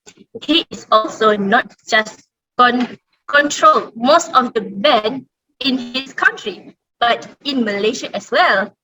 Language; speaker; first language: English; non-native, local second language; Malay